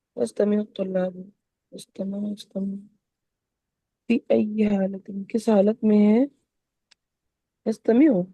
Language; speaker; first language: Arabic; non-native, learner; Urdu